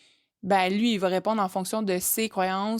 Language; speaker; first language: French; native; French